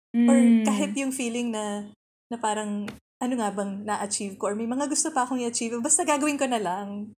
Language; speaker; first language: Filipino; native; Filipino